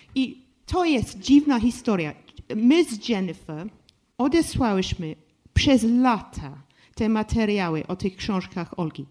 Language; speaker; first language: Polish; non-native, fluent; English